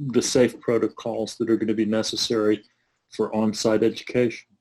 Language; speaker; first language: English; native; English